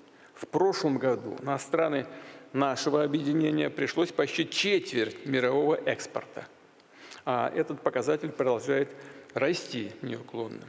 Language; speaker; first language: Russian; native; Russian